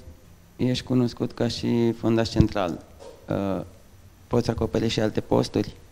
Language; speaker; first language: Romanian; native; Romanian